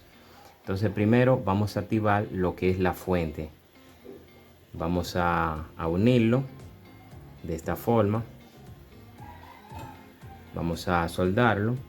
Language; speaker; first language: Spanish; native; Spanish